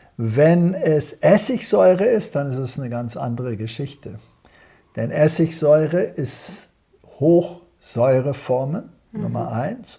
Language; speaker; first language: German; early bilingual, heritage; German